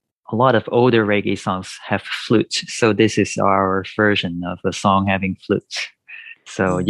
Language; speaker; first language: English; non-native, local second language; Cantonese